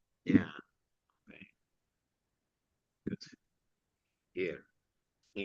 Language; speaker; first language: English; non-native, learner; Spanish